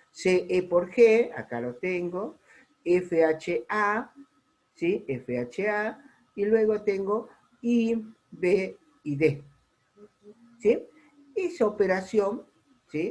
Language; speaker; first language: Spanish; native; Spanish